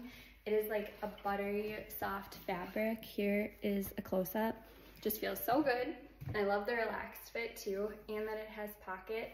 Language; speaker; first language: English; native; English